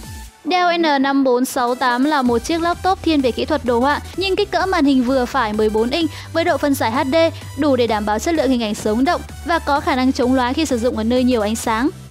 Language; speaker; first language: Vietnamese; native; Vietnamese